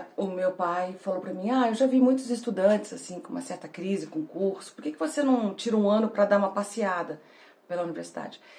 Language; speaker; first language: Portuguese; native; Portuguese